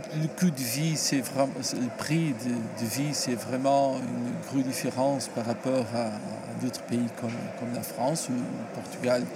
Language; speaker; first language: French; non-native, learner; Portuguese